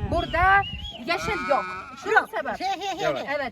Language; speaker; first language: Turkish; non-native, learner; Russian